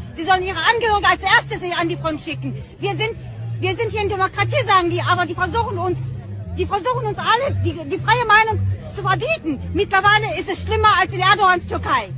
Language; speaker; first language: German; non-native, fluent; Turkish